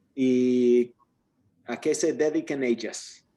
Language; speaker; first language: Spanish; non-native, fluent; English